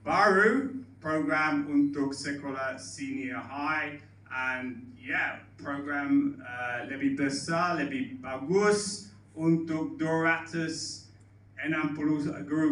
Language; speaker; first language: Indonesian; non-native, learner; English